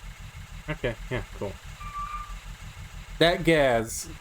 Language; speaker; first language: English; native; English